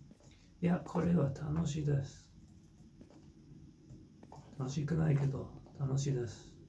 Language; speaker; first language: Japanese; non-native, fluent; English